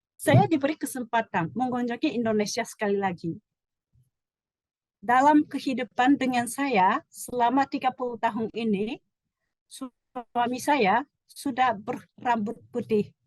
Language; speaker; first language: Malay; non-native, fluent; Japanese